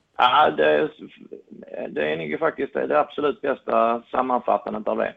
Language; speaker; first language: Swedish; native; Swedish